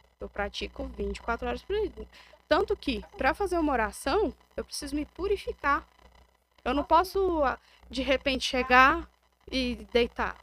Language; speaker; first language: Portuguese; native; Portuguese